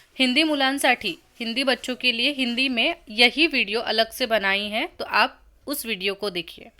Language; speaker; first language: Hindi; non-native, local second language; Marathi